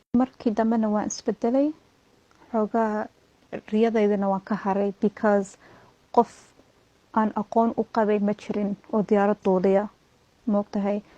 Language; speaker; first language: Somali; early bilingual, heritage; Somali